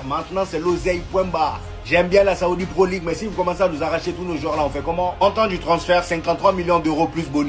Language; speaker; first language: French; native; French